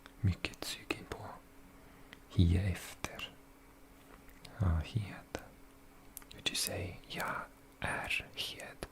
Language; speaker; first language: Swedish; non-native, learner; English